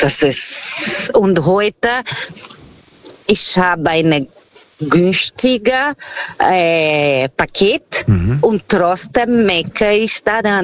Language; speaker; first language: German; non-native, fluent; Portuguese